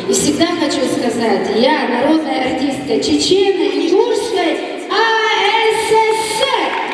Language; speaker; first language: Russian; non-native, local second language; Chechen